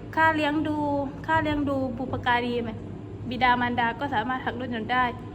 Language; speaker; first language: Thai; non-native, local second language; Pattani Malay